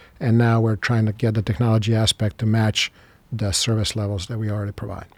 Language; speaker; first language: English; non-native, fluent; Serbian